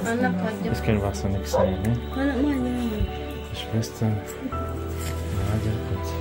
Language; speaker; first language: German; non-native, learner; Russian